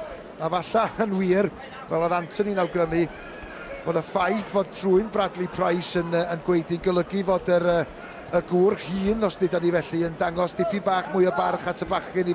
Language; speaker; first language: Welsh; native; Welsh